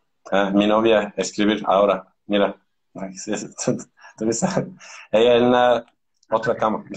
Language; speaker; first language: Spanish; non-native, learner; Turkish